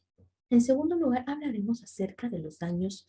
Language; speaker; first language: Spanish; native; Spanish